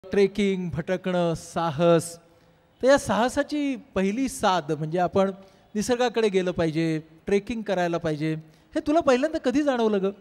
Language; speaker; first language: Marathi; native; Marathi